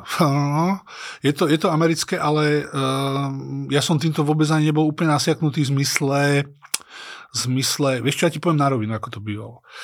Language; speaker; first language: Slovak; native; Slovak